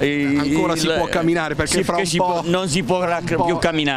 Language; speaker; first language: Italian; native; Italian